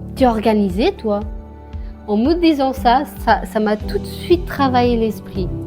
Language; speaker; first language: French; non-native, fluent; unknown